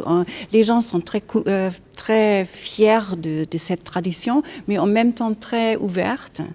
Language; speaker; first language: French; non-native, fluent; German